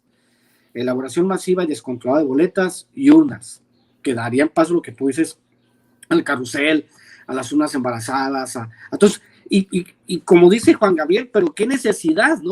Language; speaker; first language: Spanish; native; Spanish